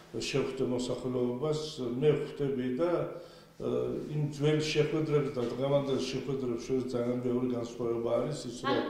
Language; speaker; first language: Georgian; non-native, local second language; Azerbaijani